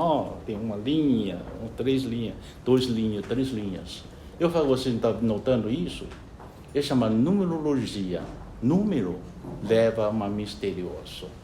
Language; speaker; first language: Portuguese; non-native, fluent; Chinese